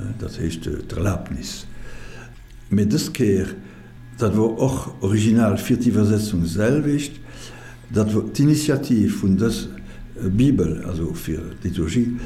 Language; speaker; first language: Luxembourgish; non-native, fluent; French